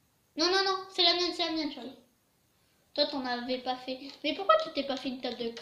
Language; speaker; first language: French; native; French